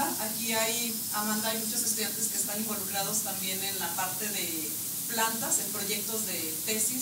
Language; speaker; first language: Spanish; native; Spanish